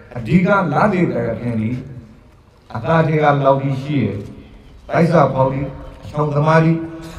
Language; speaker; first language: Burmese; native; Burmese